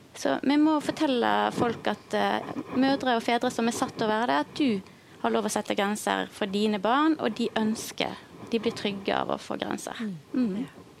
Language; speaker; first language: Norwegian; native; Norwegian